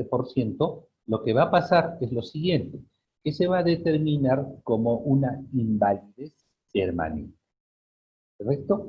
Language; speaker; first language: Spanish; native; Spanish